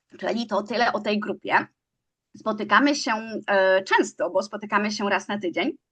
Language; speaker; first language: Polish; native; Polish